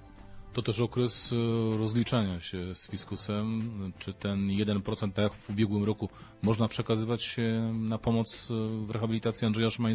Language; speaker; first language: Polish; native; Polish